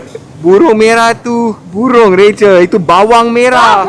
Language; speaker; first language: Malay; non-native, local second language; English